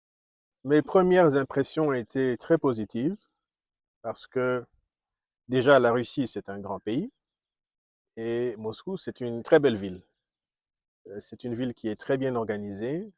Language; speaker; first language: French; non-native, local second language; Kongo